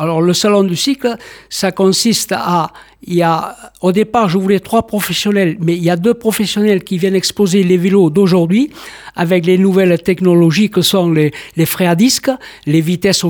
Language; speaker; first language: French; native; French